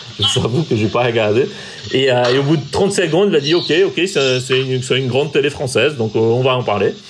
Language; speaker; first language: French; non-native, fluent; Portuguese